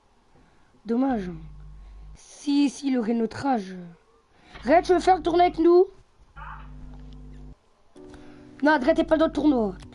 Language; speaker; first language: French; native; French